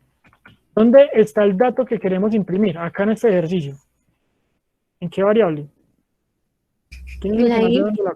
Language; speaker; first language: Spanish; native; Spanish